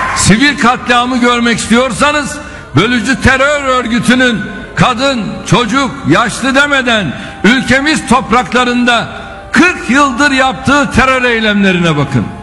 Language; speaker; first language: Turkish; native; Turkish